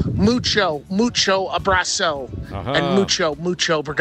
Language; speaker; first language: Portuguese; non-native, learner; English